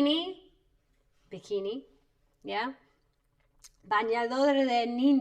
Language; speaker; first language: Spanish; non-native, fluent; English